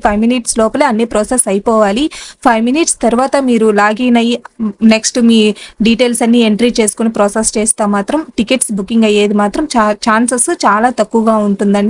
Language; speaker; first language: Telugu; native; Telugu